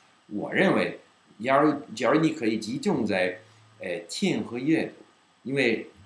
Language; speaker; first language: Chinese; non-native, fluent; English